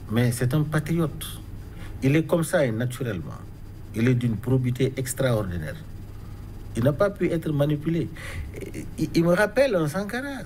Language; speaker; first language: French; non-native, local second language; Wolof